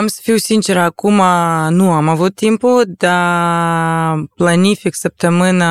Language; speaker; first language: Romanian; non-native, local second language; Russian